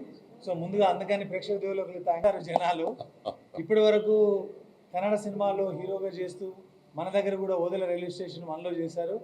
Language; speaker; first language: Telugu; native; Telugu